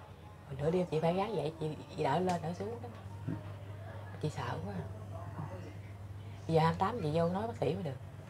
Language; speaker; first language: Vietnamese; native; Vietnamese